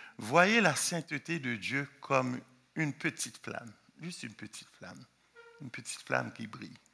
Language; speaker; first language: French; non-native, local second language; Haitian Creole